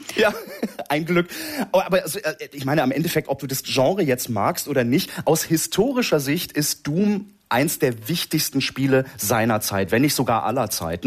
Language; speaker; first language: German; native; German